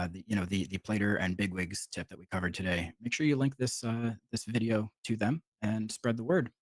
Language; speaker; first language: English; native; English